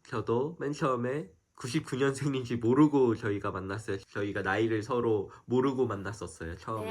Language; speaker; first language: Korean; native; Korean